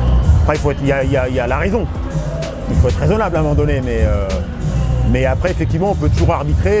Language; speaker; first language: French; native; French